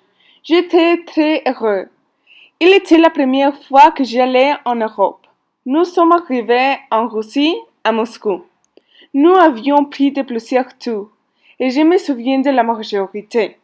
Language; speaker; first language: French; non-native, learner; Spanish